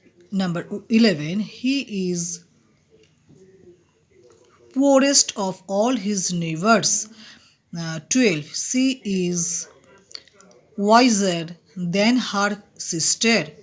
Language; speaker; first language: English; non-native, local second language; Bangla